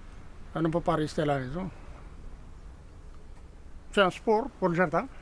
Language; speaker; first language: French; non-native, learner; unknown